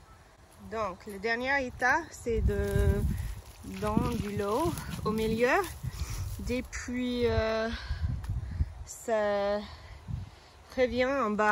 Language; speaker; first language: French; non-native, fluent; English